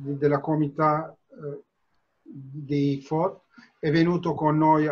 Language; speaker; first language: Italian; non-native, fluent; Turkish